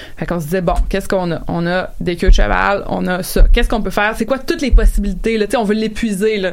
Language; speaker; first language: French; native; French